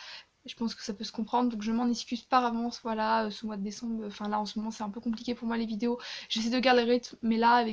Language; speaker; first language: French; native; French